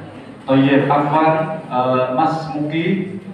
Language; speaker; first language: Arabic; non-native, fluent; Indonesian